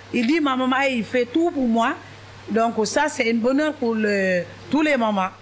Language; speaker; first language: French; non-native, local second language; Wolof